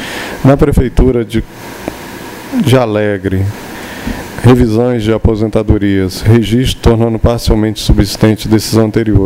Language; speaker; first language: Portuguese; native; Portuguese